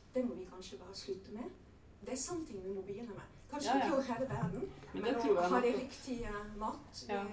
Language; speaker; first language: Norwegian; non-native, fluent; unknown